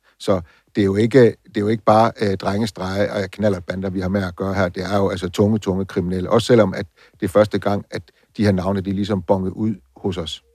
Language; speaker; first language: Danish; native; Danish